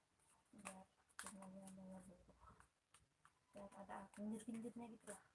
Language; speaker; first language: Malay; non-native, local second language; Balinese